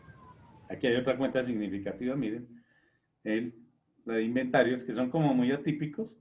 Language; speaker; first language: Spanish; native; Spanish